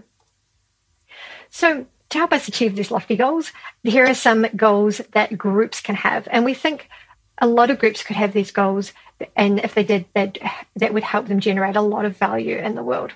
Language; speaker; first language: English; native; English